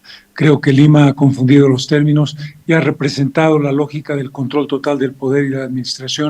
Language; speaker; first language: Spanish; native; Spanish